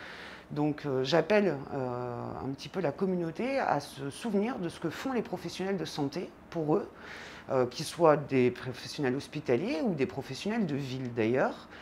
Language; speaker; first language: French; native; French